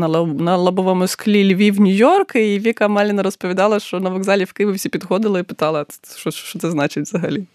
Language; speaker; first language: Ukrainian; native; Ukrainian